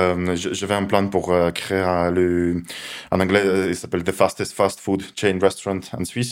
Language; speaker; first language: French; non-native, learner; Russian